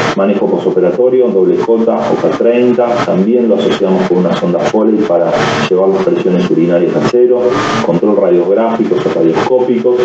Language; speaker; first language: Spanish; native; Spanish